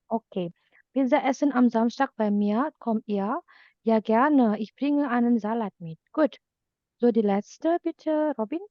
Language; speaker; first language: German; non-native, fluent; Indonesian